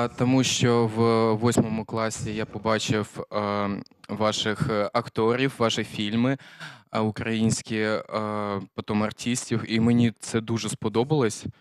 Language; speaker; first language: Ukrainian; early bilingual, heritage; Russian